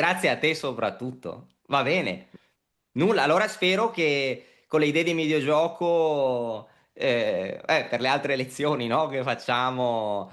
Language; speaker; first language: Italian; native; Italian